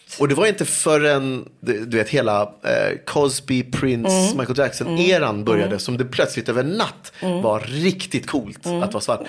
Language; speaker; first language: Swedish; early bilingual, other home language; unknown